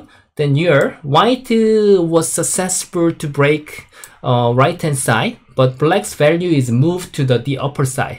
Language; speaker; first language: English; non-native, fluent; Korean